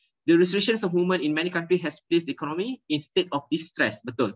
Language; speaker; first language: English; non-native, local second language; Malay